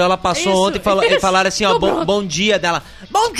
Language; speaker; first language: Portuguese; native; Portuguese